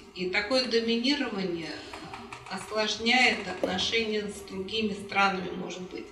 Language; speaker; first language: Russian; native; Russian